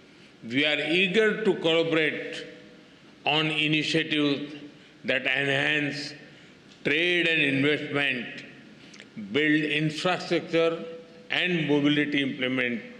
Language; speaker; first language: English; non-native, local second language; Hindi